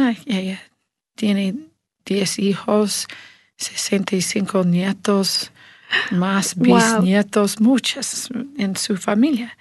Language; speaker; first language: Spanish; non-native, learner; English